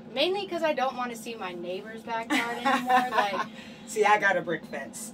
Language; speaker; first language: English; native; English